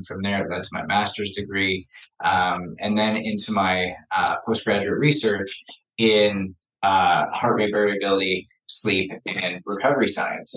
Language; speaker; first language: English; native; English